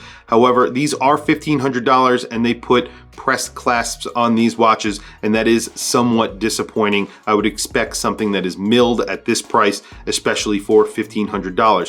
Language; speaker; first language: English; native; English